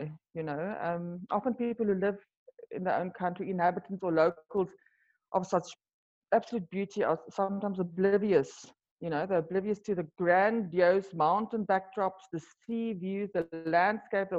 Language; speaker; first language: English; non-native, local second language; Afrikaans